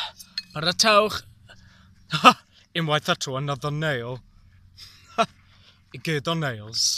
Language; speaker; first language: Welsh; non-native, learner; English